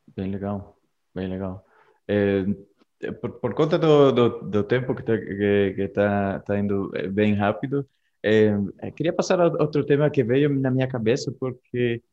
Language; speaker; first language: Portuguese; non-native, fluent; Spanish